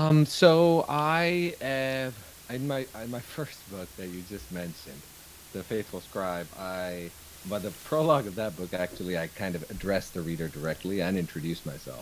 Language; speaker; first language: English; non-native, local second language; Urdu